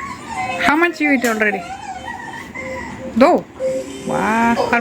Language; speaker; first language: English; non-native, learner; Spanish